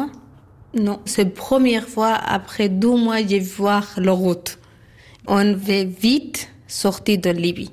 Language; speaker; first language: French; non-native, learner; Arabic